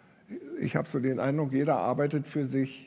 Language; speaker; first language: German; native; German